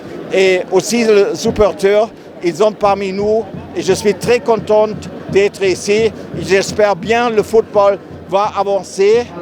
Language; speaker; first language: French; non-native, learner; German